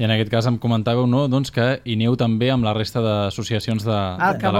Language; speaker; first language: Catalan; native; Catalan